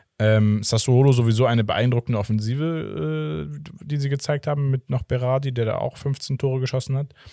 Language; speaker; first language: German; early bilingual, other home language; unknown